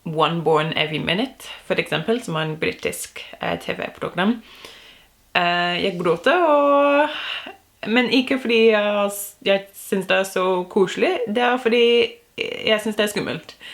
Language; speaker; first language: Norwegian; non-native, learner; English